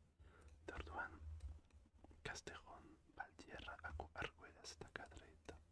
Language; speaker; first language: Basque; non-native, learner; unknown